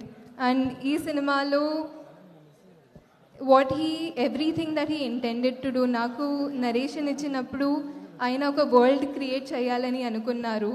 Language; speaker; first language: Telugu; non-native, fluent; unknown